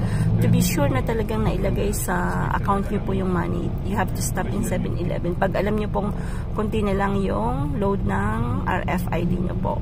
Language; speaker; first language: Filipino; native; Filipino